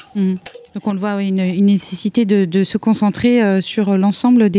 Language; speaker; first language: French; native; French